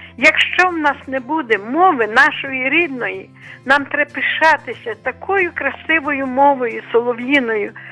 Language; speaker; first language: Ukrainian; native; Ukrainian